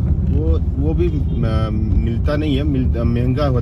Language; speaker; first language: Hindi; non-native, local second language; Manipuri